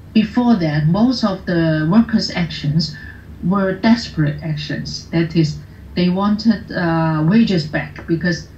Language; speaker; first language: English; non-native, local second language; Cantonese